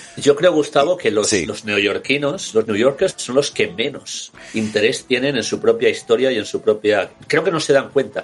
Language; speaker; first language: Spanish; native; Spanish